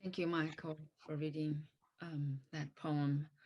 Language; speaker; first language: English; non-native, fluent; Chinese